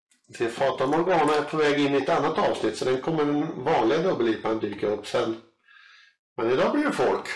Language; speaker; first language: Swedish; native; Swedish